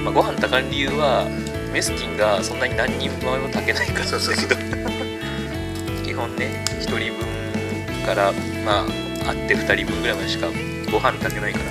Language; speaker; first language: Japanese; native; Japanese